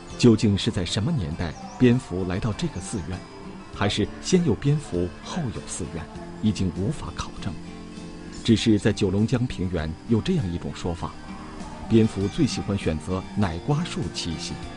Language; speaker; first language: Chinese; native; Chinese